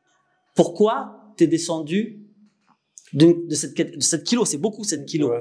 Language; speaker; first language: French; native; French